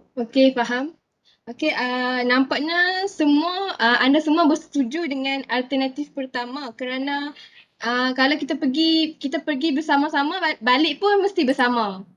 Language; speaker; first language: Malay; native; Malay